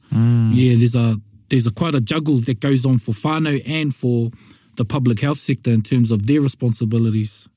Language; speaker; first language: English; native; English